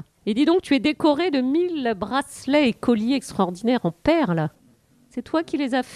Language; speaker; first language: French; native; French